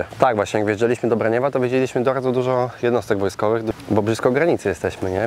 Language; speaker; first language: Polish; native; Polish